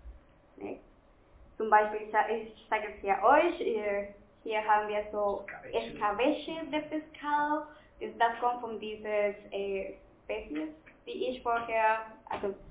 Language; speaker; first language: German; non-native, fluent; Spanish